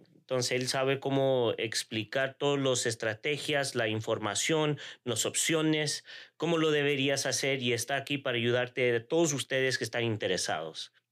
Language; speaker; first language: Spanish; native; Spanish